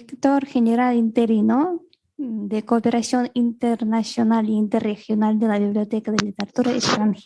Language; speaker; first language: Spanish; non-native, fluent; Russian